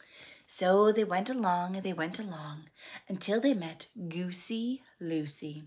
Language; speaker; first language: English; native; English